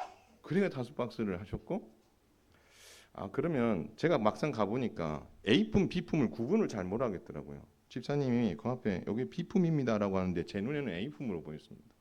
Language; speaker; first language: Korean; native; Korean